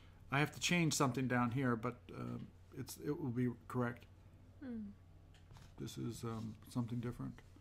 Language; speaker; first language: English; native; English